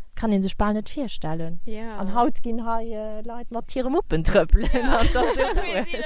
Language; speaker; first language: Luxembourgish; early bilingual, heritage; Luxembourgish